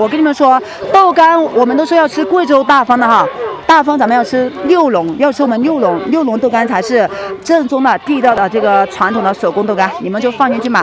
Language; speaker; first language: Chinese; native; Chinese